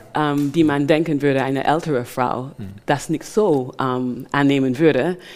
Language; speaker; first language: German; non-native, fluent; English